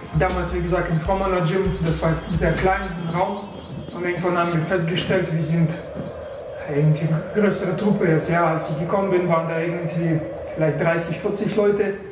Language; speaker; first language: German; non-native, fluent; Russian